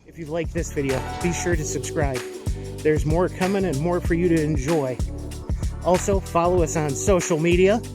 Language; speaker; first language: English; native; English